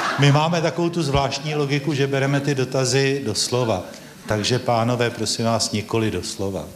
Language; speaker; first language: Czech; native; Czech